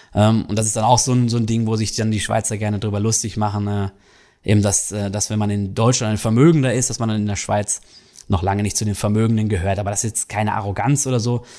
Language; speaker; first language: German; native; German